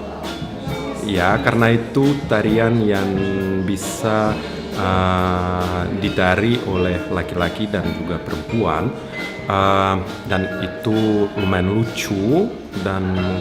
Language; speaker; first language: Indonesian; non-native, fluent; Russian